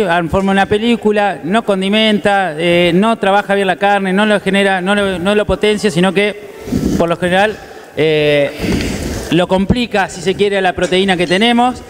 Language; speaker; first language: Spanish; native; Spanish